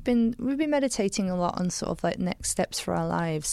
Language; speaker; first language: English; native; English